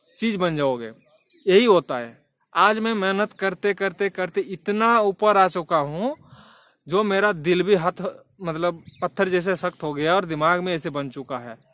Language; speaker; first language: Hindi; non-native, local second language; Bangla